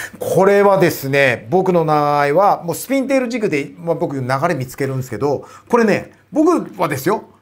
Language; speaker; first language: Japanese; native; Japanese